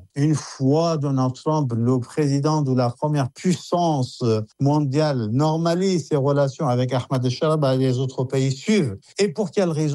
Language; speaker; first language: French; non-native, fluent; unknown